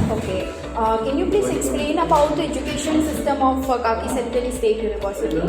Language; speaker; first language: English; non-native, learner; Hindi